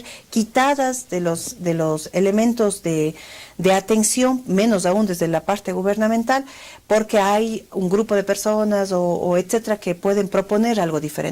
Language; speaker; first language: Spanish; native; Spanish